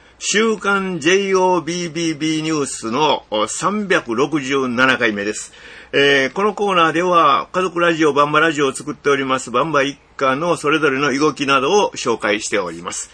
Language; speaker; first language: Japanese; native; Japanese